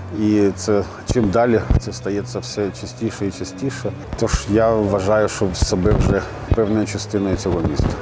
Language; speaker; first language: Ukrainian; non-native, local second language; Russian